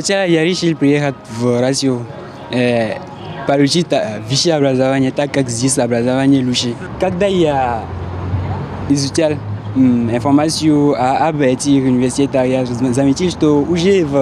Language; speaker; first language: Russian; non-native, learner; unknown